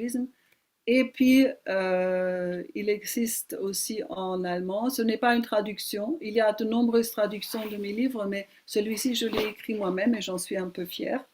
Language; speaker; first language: French; non-native, fluent; German